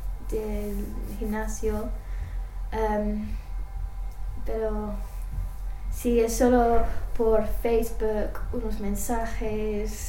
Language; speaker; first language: Spanish; non-native, learner; English